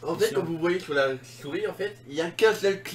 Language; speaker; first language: French; native; French